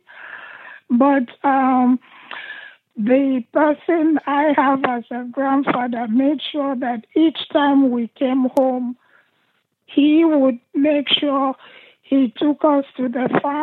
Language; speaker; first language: English; non-native, local second language; Igbo